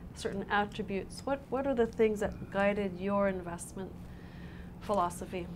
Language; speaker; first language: English; native; English